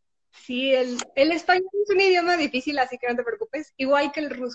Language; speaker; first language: Spanish; native; Spanish